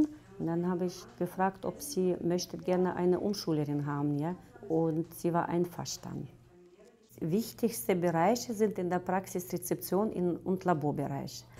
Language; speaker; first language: German; non-native, fluent; Russian